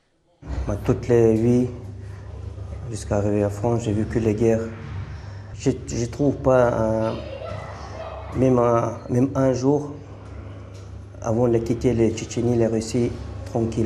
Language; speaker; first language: French; non-native, learner; Chechen